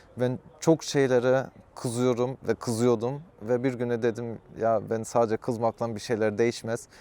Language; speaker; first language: Turkish; early bilingual, heritage; Turkish